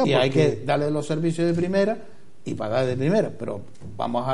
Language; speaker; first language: Spanish; native; Spanish